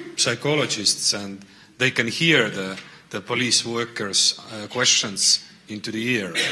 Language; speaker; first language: English; non-native, learner; Estonian